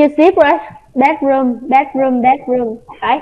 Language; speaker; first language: English; non-native, fluent; Vietnamese